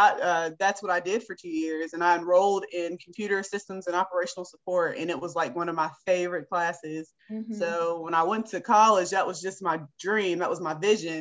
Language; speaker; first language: English; native; English